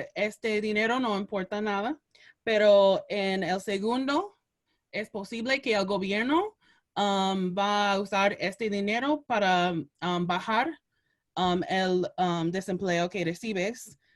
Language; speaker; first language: Spanish; non-native, learner; English